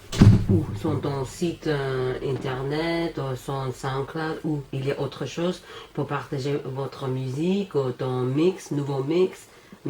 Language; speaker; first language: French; non-native, learner; English